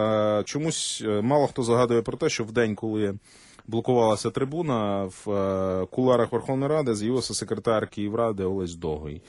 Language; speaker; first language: Ukrainian; native; Ukrainian